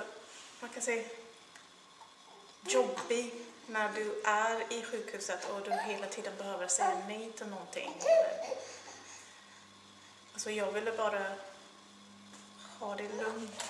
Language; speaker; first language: Swedish; non-native, fluent; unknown